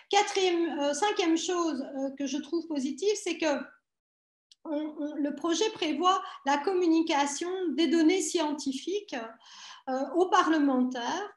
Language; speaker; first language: French; native; French